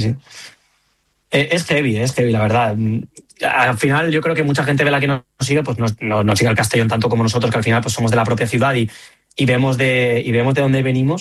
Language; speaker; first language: Spanish; native; Spanish